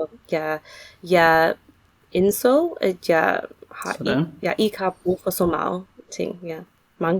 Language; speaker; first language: Danish; non-native, learner; English